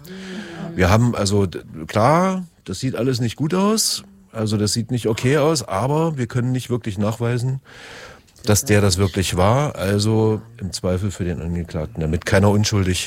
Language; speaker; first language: German; native; German